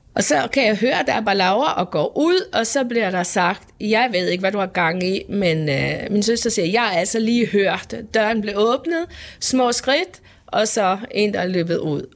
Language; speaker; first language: Danish; non-native, local second language; Faroese